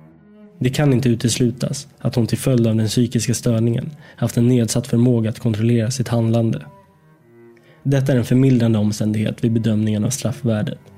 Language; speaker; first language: Swedish; native; Swedish